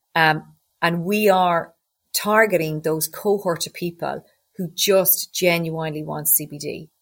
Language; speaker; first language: English; native; English